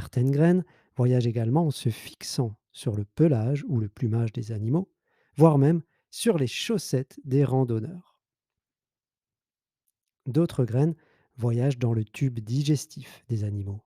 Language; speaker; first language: French; native; French